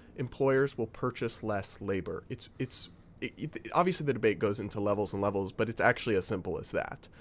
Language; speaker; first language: English; native; English